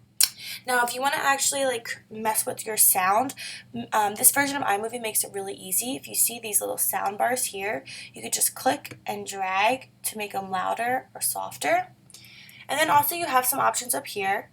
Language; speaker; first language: English; native; English